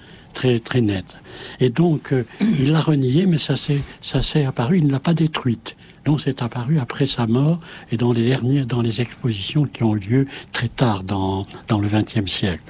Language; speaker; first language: French; native; French